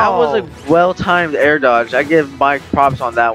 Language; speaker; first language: English; native; English